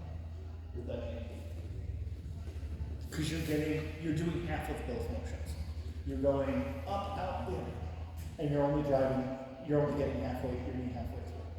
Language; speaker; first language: English; native; English